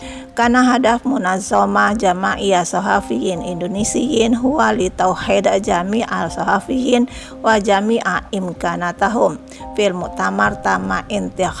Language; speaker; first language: Arabic; non-native, fluent; Indonesian